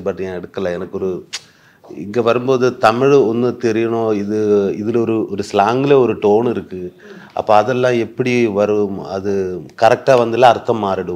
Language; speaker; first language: Tamil; non-native, learner; Malayalam